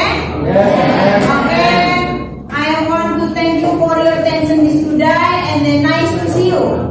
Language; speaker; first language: English; non-native, learner; Indonesian